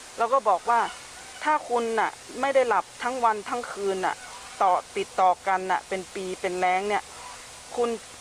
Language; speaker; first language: Thai; native; Thai